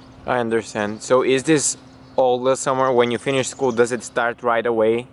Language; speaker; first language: English; non-native, fluent; Bulgarian